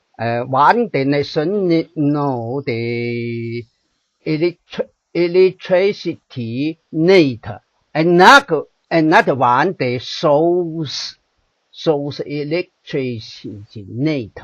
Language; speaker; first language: English; non-native, learner; Chinese